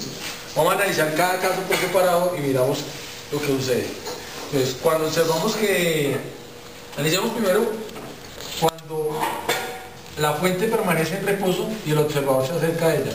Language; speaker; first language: Spanish; native; Spanish